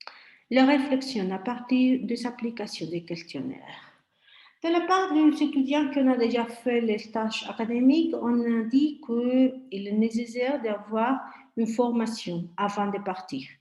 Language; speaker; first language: French; non-native, fluent; Spanish